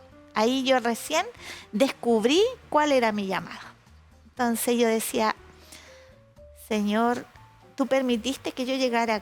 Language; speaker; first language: Spanish; native; Spanish